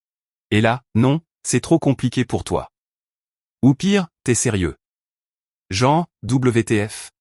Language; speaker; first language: French; native; French